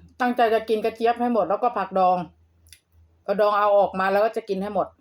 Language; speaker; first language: Thai; non-native, local second language; Lao